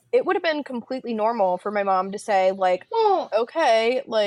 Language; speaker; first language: English; native; English